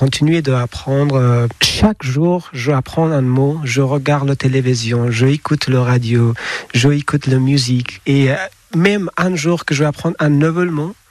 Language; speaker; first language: French; non-native, fluent; Persian